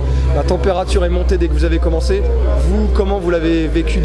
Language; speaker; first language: French; native; French